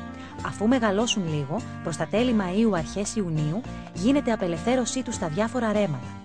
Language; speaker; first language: Greek; native; Greek